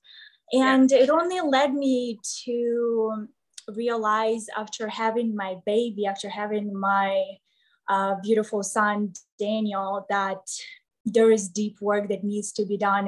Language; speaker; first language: English; non-native, fluent; Ukrainian